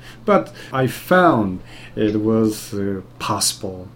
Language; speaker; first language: English; non-native, fluent; Korean